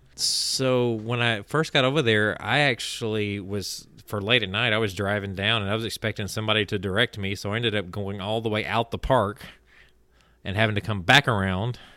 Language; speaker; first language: English; native; English